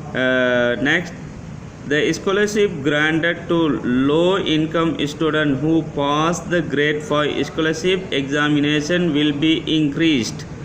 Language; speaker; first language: English; non-native, local second language; Tamil